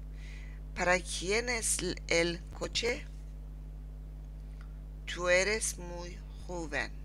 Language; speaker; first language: Spanish; non-native, learner; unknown